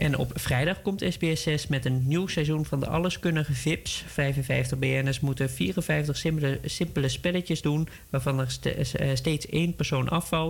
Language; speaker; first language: Dutch; native; Dutch